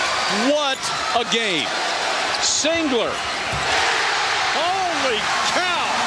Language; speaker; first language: English; native; English